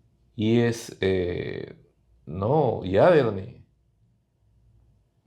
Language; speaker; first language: Russian; non-native, fluent; Spanish